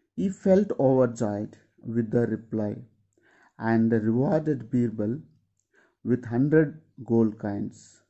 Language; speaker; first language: English; non-native, local second language; Telugu